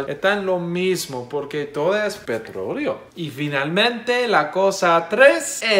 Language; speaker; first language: Spanish; non-native, learner; English